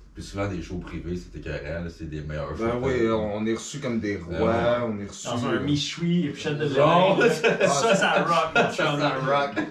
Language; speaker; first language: French; native; French